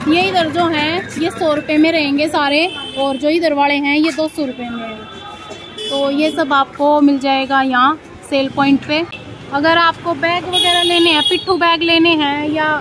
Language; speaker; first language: Hindi; native; Hindi